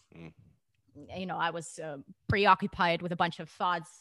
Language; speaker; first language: English; non-native, fluent; Russian